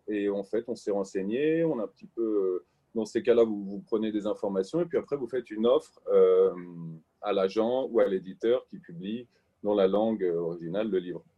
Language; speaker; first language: French; native; French